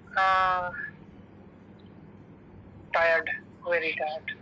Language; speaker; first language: English; non-native, learner; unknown